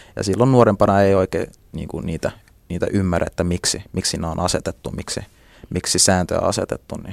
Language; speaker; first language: Finnish; early bilingual, other home language; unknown